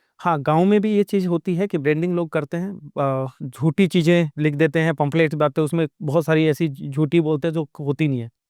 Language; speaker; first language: Hindi; native; Hindi